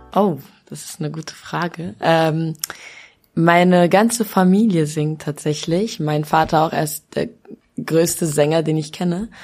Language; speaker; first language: German; early bilingual, other home language; Albanian